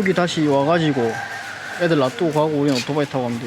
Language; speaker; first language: Korean; native; Korean